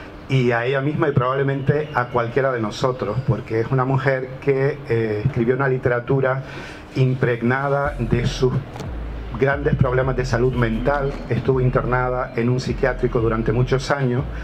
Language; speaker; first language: Spanish; native; Spanish